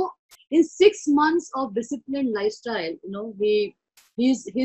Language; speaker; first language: English; non-native, local second language; Marathi